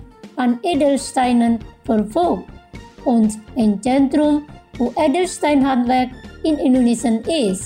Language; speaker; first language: German; non-native, fluent; Indonesian